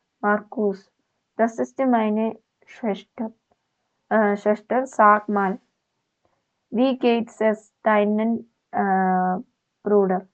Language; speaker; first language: German; non-native, learner; Malayalam